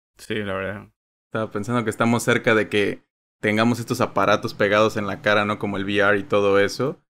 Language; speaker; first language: Spanish; native; Spanish